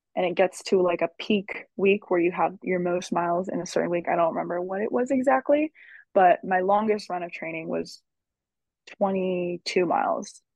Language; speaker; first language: English; native; English